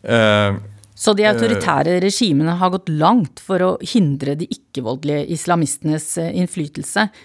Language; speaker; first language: Norwegian; native; Norwegian